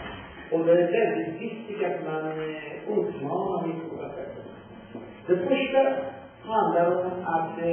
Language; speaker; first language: Swedish; non-native, fluent; Persian